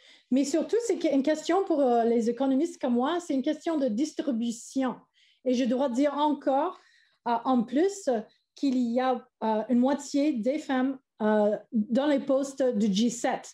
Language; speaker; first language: French; non-native, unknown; English